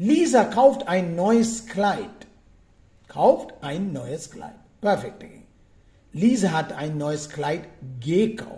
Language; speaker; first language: German; non-native, fluent; Sinhala